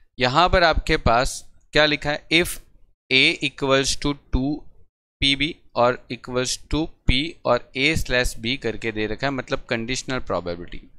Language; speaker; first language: Hindi; non-native, local second language; Gujarati